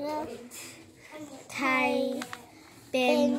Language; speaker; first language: Thai; early bilingual, heritage; Thai